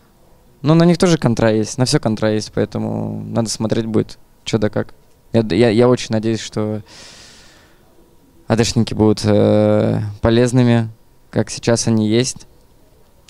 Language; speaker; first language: Russian; native; Russian